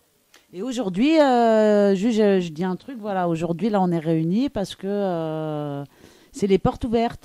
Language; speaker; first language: French; native; French